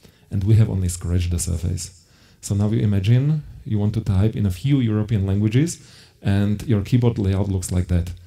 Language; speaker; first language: English; non-native, fluent; Slovak